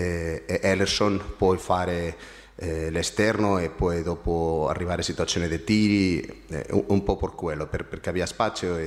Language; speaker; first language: Italian; non-native, fluent; Spanish